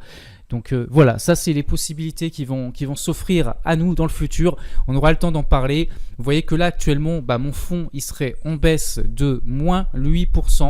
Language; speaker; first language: French; native; French